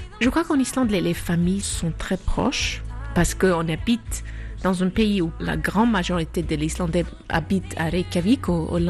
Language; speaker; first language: French; non-native, fluent; Icelandic